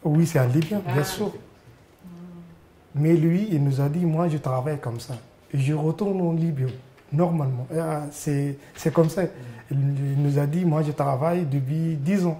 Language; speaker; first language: French; non-native, learner; Arabic